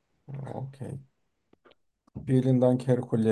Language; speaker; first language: German; non-native, fluent; Turkish